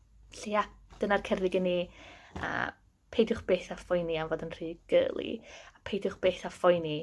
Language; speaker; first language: Welsh; native; Welsh